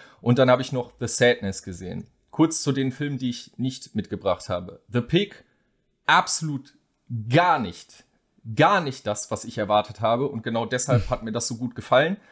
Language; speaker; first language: German; native; German